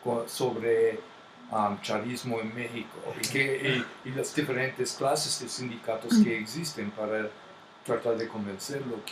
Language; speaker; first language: Spanish; non-native, fluent; English